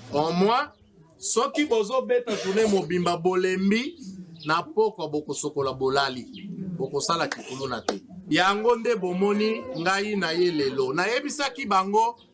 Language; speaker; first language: Lingala; native; Lingala